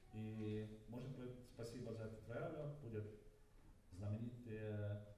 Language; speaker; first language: Russian; non-native, learner; Estonian